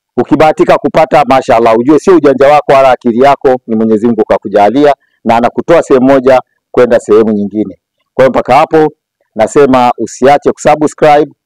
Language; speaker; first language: Swahili; native; Swahili